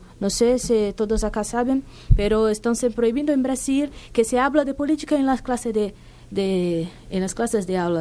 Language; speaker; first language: Spanish; non-native, fluent; Portuguese